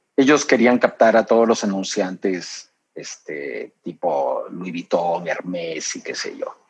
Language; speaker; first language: Spanish; native; Spanish